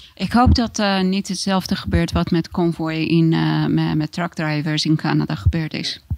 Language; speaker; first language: Dutch; non-native, fluent; Persian